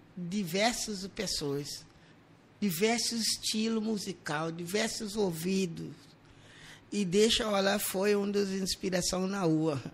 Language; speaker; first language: Portuguese; non-native, learner; English